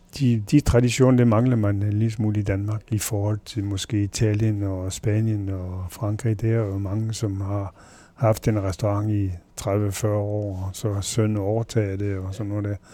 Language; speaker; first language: Danish; non-native, fluent; French